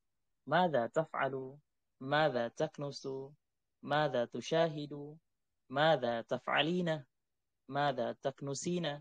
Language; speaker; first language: Arabic; non-native, fluent; Indonesian